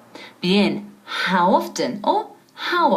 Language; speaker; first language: English; non-native, fluent; Spanish